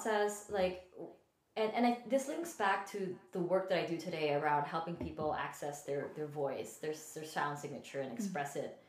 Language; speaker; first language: English; non-native, local second language; Filipino